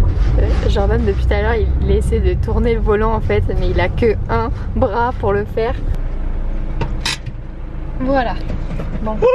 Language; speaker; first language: French; native; French